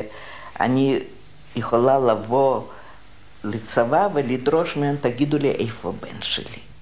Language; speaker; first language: Hebrew; non-native, fluent; Russian